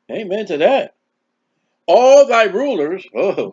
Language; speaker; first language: English; native; English